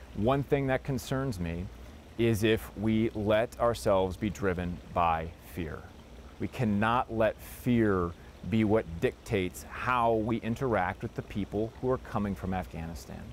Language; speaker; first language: English; native; English